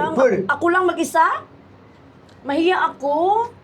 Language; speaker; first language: Filipino; non-native, local second language; Cebuano